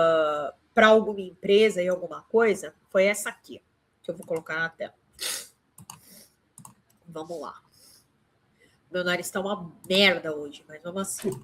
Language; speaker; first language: Portuguese; native; Portuguese